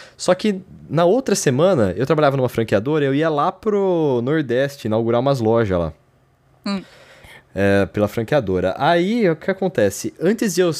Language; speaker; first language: Portuguese; native; Portuguese